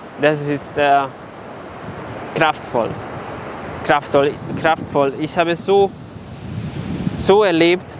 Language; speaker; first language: German; non-native, fluent; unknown